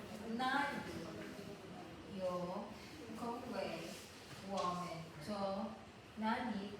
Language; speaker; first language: Chinese; non-native, learner; Filipino